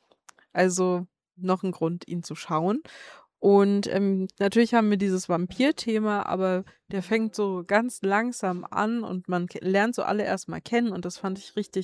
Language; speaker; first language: German; native; German